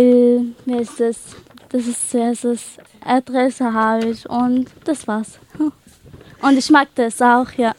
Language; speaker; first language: German; non-native, learner; Arabic